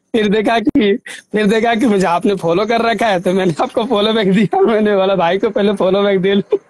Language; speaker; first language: Hindi; native; Hindi